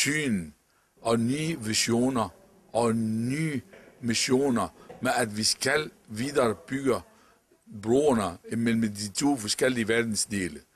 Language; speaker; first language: Danish; non-native, local second language; Arabic